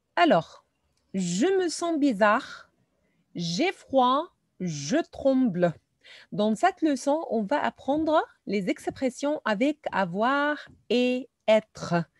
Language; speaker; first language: French; non-native, fluent; Arabic